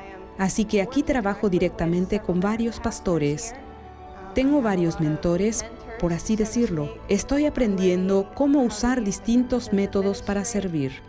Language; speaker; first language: Spanish; non-native, fluent; English